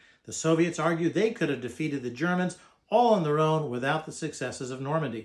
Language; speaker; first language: English; native; English